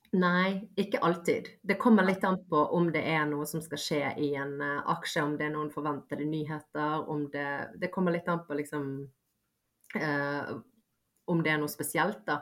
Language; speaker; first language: Norwegian; early bilingual, other home language; Bosnian